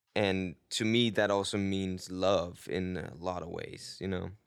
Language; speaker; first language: English; non-native, fluent; Danish